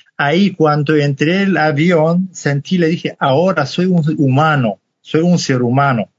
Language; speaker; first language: Spanish; non-native, fluent; Kurdish